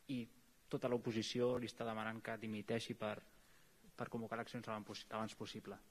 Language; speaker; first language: Spanish; non-native, fluent; Dutch